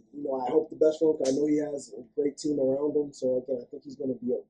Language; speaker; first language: English; native; English